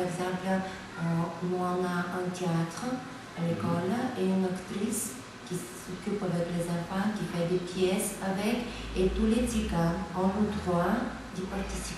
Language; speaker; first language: French; non-native, fluent; Bulgarian